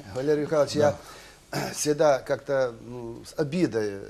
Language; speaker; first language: Russian; non-native, local second language; Ukrainian